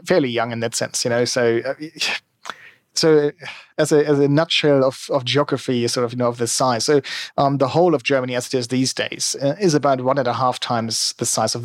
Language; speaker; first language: English; non-native, fluent; German